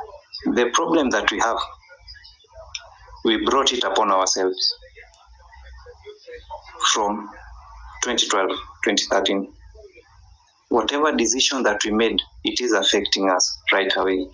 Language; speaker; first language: English; non-native, local second language; Swahili